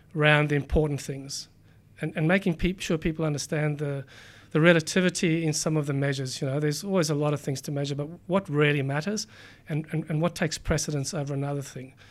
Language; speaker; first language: English; native; English